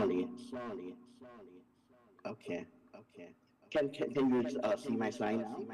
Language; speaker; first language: English; non-native, learner; Thai